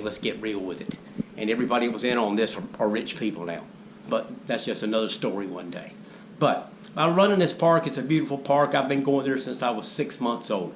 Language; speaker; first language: English; native; English